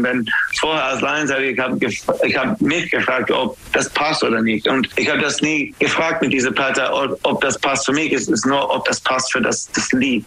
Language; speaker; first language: German; non-native, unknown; English